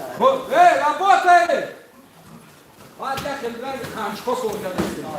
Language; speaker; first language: Russian; native; Russian